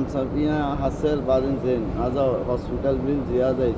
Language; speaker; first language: Arabic; non-native, learner; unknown